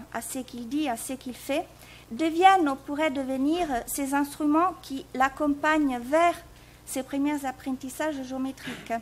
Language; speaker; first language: French; native; French